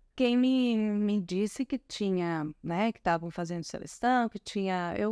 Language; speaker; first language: Portuguese; early bilingual, other home language; Spanish